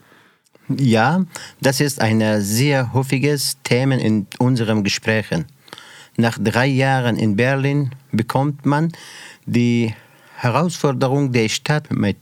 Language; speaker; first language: German; non-native, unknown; Persian